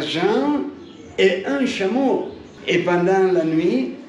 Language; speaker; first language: French; non-native, fluent; Italian